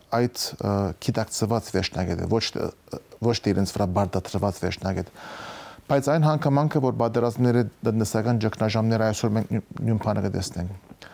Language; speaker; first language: Armenian; early bilingual, heritage; Armenian